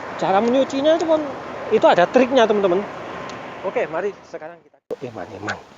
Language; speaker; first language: Indonesian; non-native, local second language; Javanese